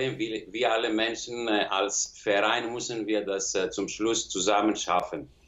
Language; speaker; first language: German; non-native, learner; Greek